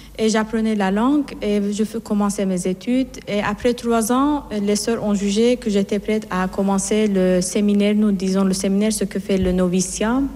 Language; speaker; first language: French; non-native, fluent; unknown